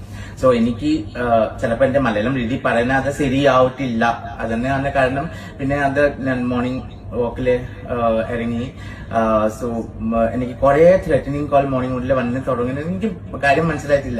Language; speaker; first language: Malayalam; non-native, local second language; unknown